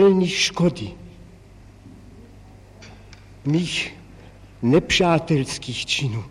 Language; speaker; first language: Czech; non-native, local second language; German